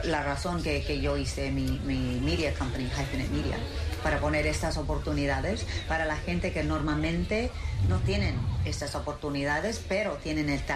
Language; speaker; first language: Spanish; early bilingual, heritage; English